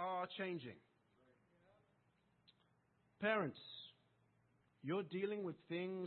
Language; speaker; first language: English; native; English